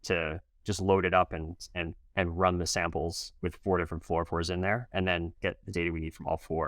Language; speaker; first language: English; native; English